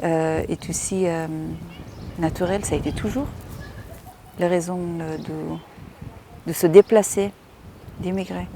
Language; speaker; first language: French; non-native, fluent; Persian